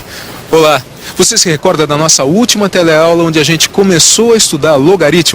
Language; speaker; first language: Portuguese; native; Portuguese